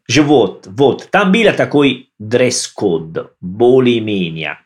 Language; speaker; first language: Russian; non-native, learner; Italian